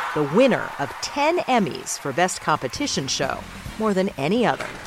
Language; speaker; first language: English; native; English